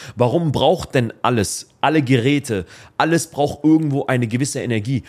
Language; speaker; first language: German; early bilingual, other home language; Arabic